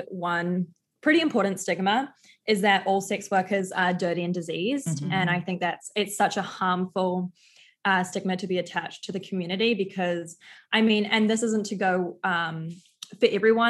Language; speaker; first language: English; native; English